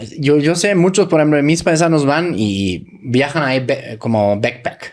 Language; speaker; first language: Spanish; native; Spanish